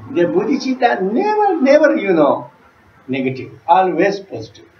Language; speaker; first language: English; non-native, learner; Tibetan